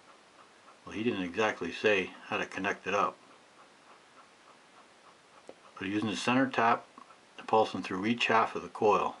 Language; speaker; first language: English; native; English